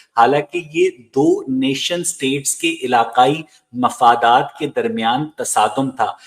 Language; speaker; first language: Urdu; native; Urdu